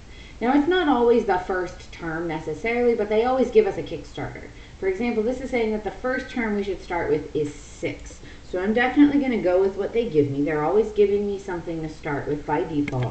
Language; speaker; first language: English; native; English